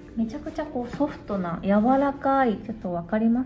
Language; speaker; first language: Japanese; native; Japanese